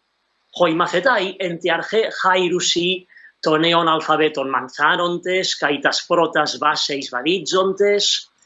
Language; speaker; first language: Greek; non-native, fluent; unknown